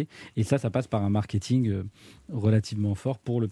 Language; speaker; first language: French; native; French